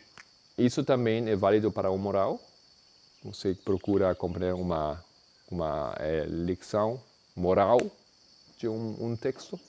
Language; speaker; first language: Portuguese; non-native, fluent; Spanish